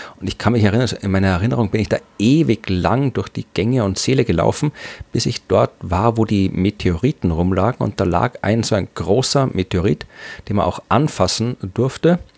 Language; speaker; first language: German; native; German